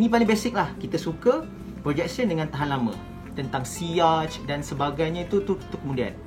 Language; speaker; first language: Malay; native; Malay